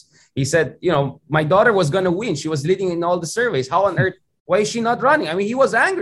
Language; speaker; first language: English; non-native, local second language; Filipino